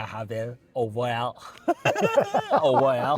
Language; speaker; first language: Danish; non-native, learner; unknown